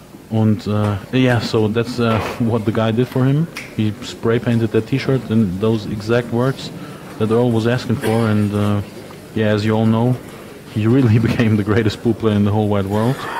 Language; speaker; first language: English; non-native, fluent; German